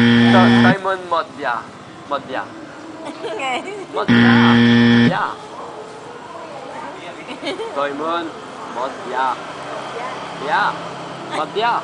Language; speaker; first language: Vietnamese; non-native, learner; French